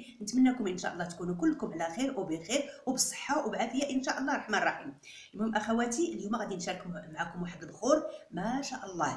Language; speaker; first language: Arabic; native; Arabic